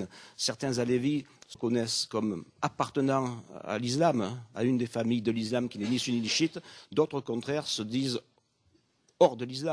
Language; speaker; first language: French; native; French